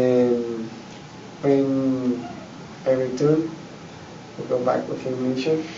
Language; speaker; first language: English; non-native, learner; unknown